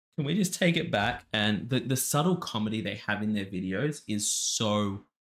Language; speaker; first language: English; native; English